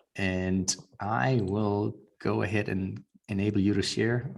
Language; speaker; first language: English; non-native, fluent; Danish